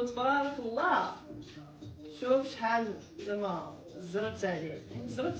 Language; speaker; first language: Arabic; native; Arabic